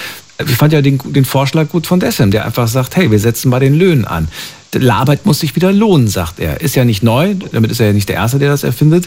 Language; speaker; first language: German; native; German